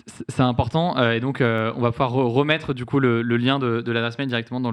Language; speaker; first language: French; native; French